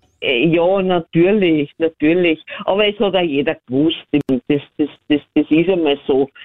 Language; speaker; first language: German; native; German